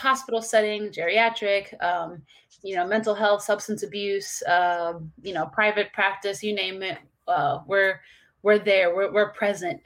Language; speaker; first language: English; native; English